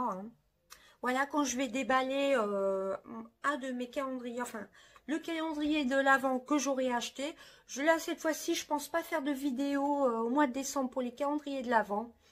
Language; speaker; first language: French; native; French